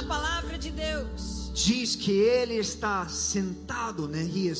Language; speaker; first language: Portuguese; non-native, learner; English